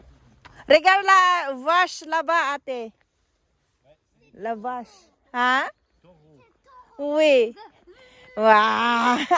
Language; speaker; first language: French; non-native, learner; Filipino